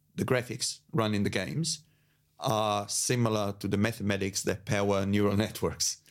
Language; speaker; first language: English; non-native, fluent; Italian